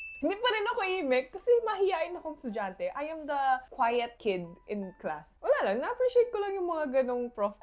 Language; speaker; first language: Filipino; early bilingual, other home language; Korean